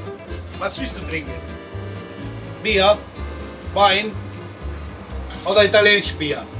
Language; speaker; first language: German; non-native, learner; Italian